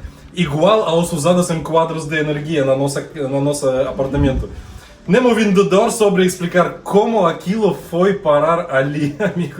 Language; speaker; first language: Portuguese; non-native, learner; Russian